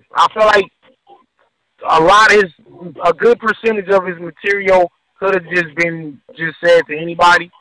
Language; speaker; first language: English; native; English